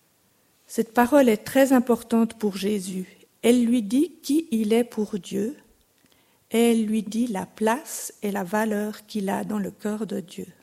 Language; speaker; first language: French; native; French